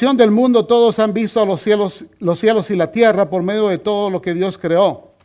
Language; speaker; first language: Spanish; native; Spanish